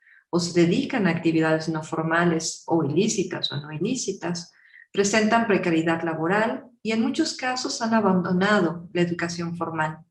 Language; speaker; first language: Spanish; native; Spanish